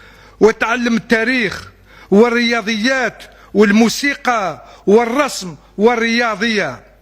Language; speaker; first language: Arabic; non-native, local second language; Kabyle